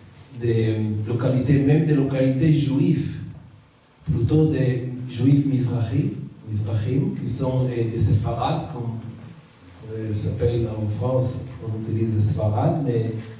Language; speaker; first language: French; non-native, learner; Hebrew